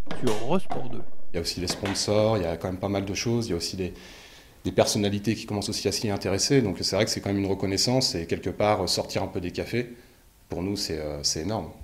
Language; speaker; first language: French; native; French